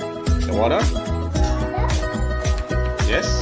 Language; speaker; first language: English; non-native, learner; Indonesian